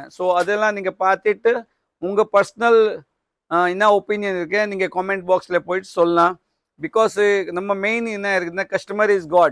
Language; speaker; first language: Tamil; non-native, fluent; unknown